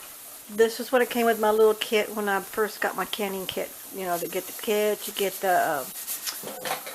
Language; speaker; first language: English; native; English